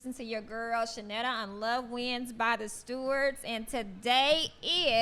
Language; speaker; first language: English; native; English